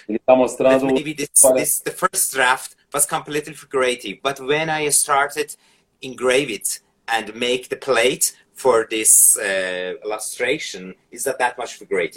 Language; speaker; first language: English; non-native, fluent; Persian